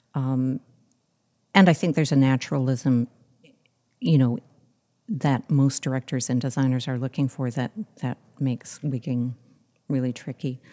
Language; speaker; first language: English; native; English